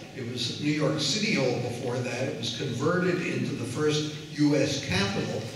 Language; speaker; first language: English; native; English